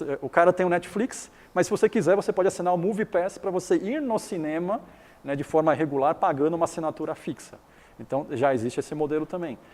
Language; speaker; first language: Portuguese; early bilingual, other home language; Chinese